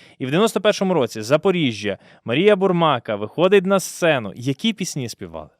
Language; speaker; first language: Ukrainian; native; Ukrainian